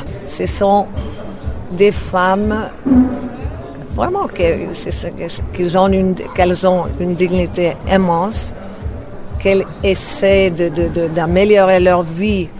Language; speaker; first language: French; non-native, fluent; Spanish